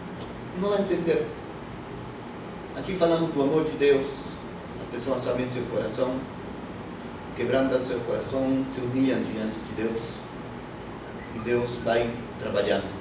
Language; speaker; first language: Portuguese; non-native, fluent; Spanish